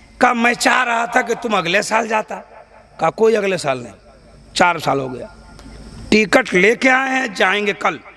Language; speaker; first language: Hindi; native; Hindi